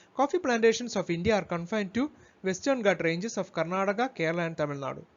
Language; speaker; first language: English; non-native, local second language; Malayalam